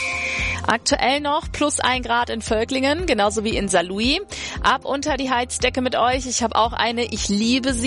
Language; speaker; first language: German; native; German